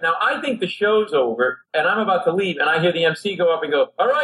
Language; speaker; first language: English; native; English